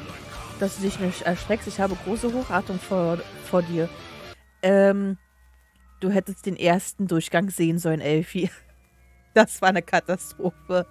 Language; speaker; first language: German; native; German